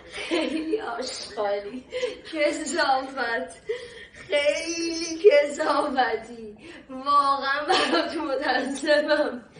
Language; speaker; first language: Persian; native; Persian